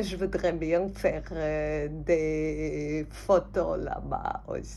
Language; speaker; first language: French; non-native, fluent; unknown